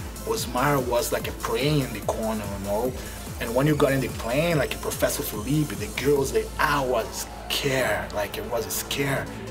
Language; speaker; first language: English; non-native, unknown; Portuguese